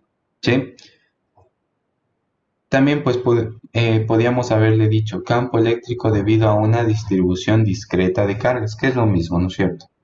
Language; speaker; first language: Spanish; native; Spanish